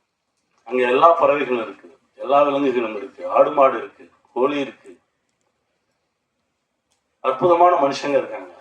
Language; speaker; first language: Tamil; native; Tamil